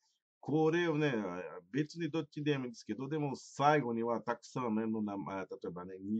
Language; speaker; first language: Japanese; non-native, fluent; Portuguese